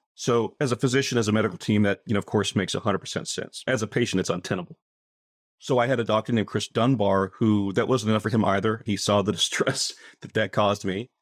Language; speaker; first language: English; native; English